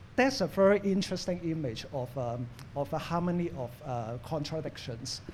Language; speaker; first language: English; non-native, local second language; Cantonese